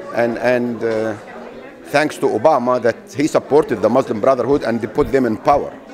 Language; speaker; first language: English; non-native, fluent; Arabic